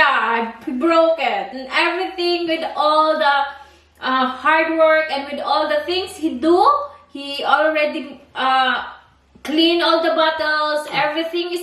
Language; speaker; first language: English; non-native, learner; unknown